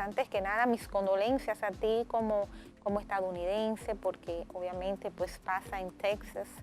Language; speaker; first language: Spanish; native; Spanish